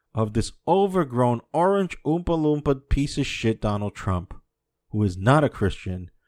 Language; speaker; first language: English; native; English